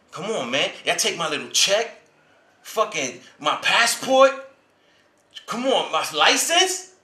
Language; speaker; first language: English; native; English